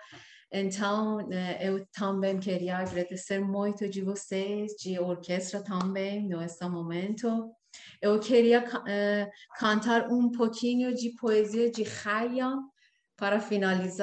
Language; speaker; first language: Portuguese; non-native, learner; Persian